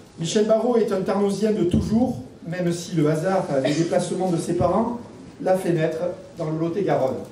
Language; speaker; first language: French; native; French